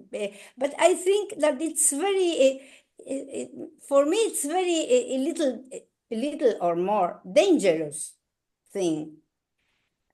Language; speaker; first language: English; non-native, learner; Spanish